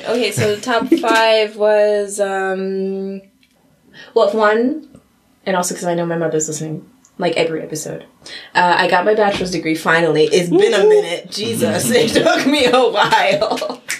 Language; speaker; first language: English; early bilingual, other home language; German